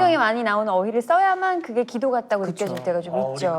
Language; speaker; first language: Korean; native; Korean